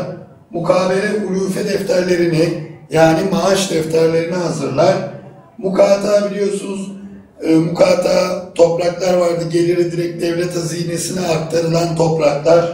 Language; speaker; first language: Turkish; native; Turkish